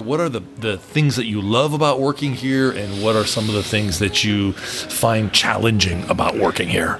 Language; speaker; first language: English; native; English